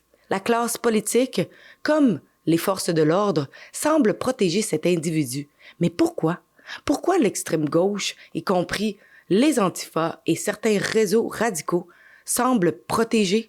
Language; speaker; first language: French; native; French